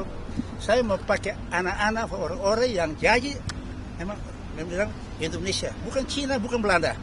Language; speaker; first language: Indonesian; early bilingual, heritage; Indonesian